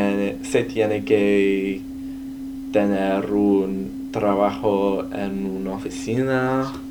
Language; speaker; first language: Spanish; non-native, learner; English